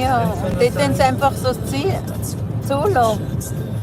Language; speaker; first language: German; non-native, fluent; Cebuano